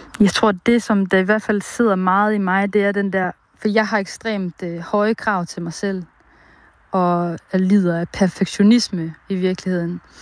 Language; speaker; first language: Danish; early bilingual, other home language; Bosnian